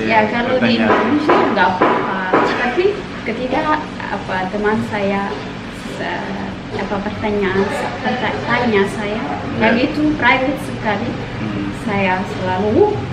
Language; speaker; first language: Indonesian; non-native, learner; Amharic